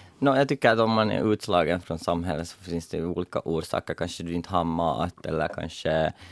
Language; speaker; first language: Swedish; native; Swedish